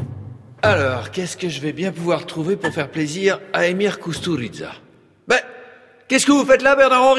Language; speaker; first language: French; native; French